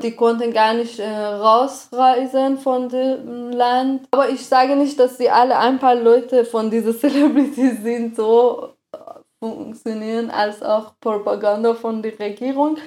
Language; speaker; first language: German; non-native, fluent; Persian